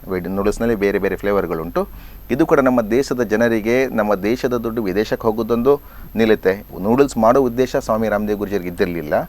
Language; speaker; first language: Kannada; native; Kannada